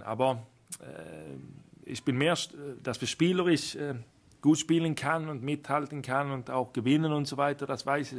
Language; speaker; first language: German; non-native, fluent; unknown